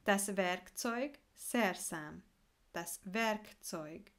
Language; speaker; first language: German; non-native, fluent; Hungarian